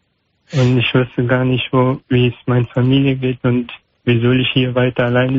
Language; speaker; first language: German; non-native, learner; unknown